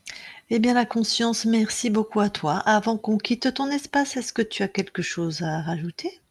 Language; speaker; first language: French; native; French